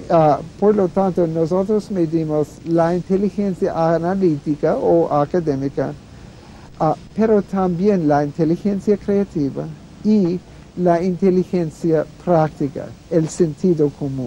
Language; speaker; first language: Spanish; non-native, fluent; English